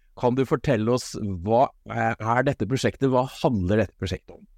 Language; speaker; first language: Norwegian; native; Norwegian